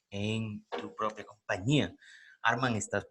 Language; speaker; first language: Spanish; native; Spanish